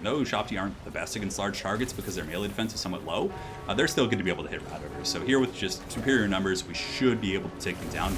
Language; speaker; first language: English; native; English